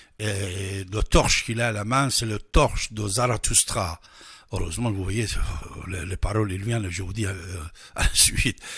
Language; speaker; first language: French; non-native, fluent; Persian